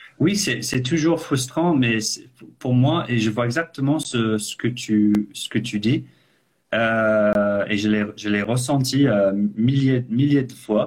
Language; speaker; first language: French; non-native, fluent; English